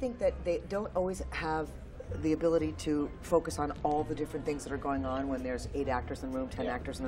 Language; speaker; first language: English; native; English